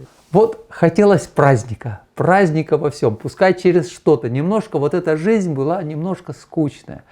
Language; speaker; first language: Russian; native; Russian